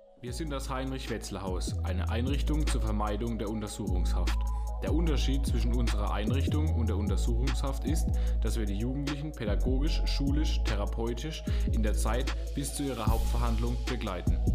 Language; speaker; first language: German; native; German